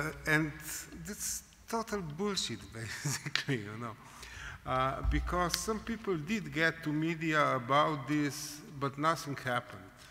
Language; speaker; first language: English; non-native, fluent; Slovenian